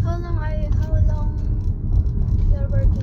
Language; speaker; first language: English; non-native, local second language; Waray